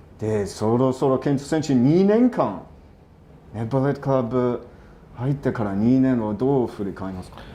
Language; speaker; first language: Japanese; non-native, fluent; English